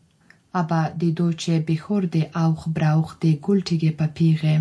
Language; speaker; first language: German; non-native, fluent; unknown